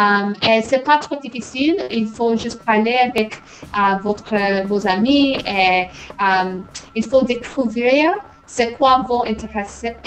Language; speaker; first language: French; non-native, fluent; English